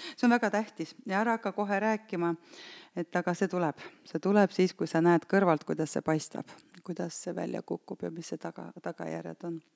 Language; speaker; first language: Estonian; non-native, local second language; Russian